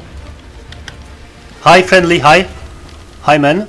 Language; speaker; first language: English; non-native, learner; Polish